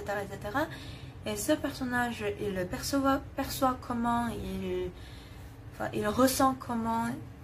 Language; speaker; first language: French; non-native, fluent; Korean